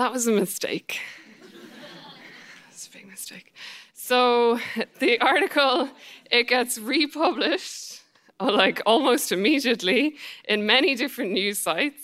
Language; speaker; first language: English; native; English